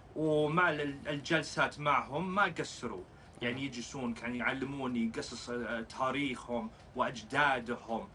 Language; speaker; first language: Arabic; non-native, fluent; English